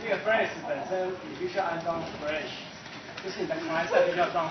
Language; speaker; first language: Chinese; native; Chinese